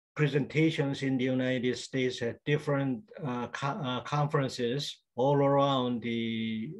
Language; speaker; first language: English; non-native, fluent; Korean